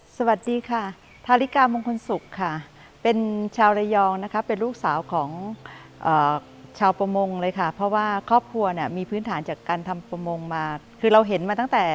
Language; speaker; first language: Thai; native; Thai